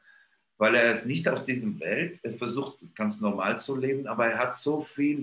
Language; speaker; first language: German; non-native, fluent; Georgian